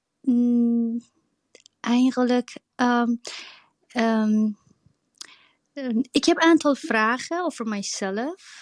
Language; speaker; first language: Dutch; non-native, learner; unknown